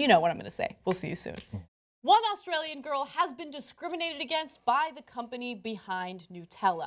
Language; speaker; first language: English; native; English